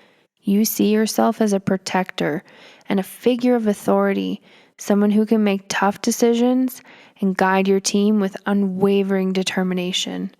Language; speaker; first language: English; native; English